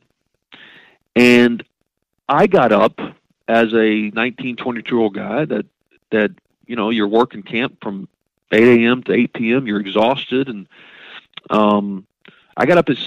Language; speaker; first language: English; native; English